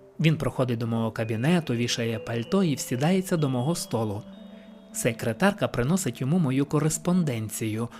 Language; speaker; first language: Ukrainian; native; Ukrainian